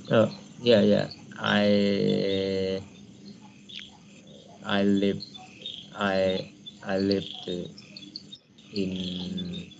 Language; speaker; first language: English; non-native, learner; Vietnamese